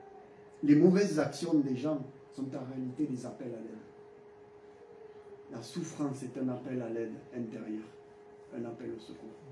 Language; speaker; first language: French; native; French